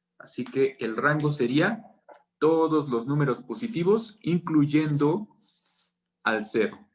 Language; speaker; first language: Spanish; native; Spanish